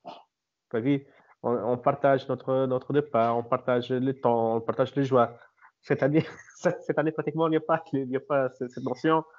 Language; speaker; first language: French; non-native, local second language; Arabic